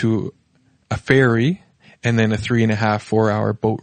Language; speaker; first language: English; native; English